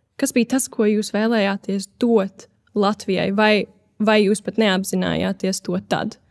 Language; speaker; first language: Latvian; early bilingual, heritage; Latvian